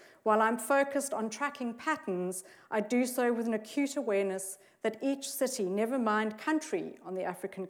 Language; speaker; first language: English; native; English